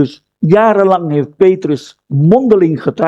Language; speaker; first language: Dutch; non-native, fluent; Indonesian